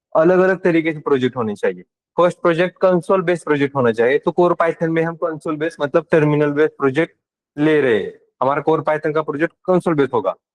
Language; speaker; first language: Hindi; non-native, local second language; Marathi